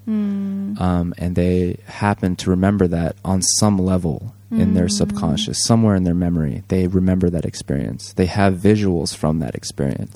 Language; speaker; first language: English; native; English